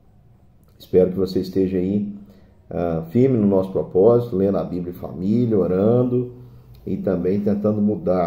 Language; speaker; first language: Portuguese; native; Portuguese